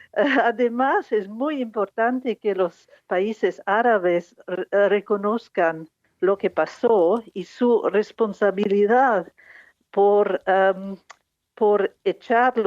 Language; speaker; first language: Spanish; non-native, fluent; English